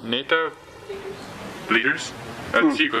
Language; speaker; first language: Nepali; non-native, learner; English